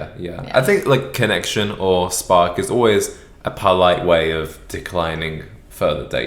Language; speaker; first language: English; native; English